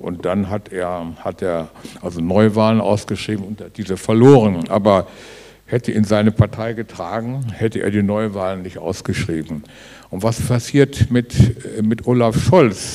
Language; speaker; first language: German; native; German